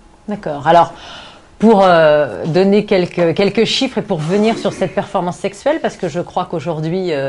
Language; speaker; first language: French; native; French